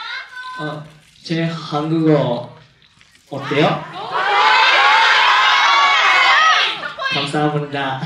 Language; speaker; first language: Korean; non-native, learner; Japanese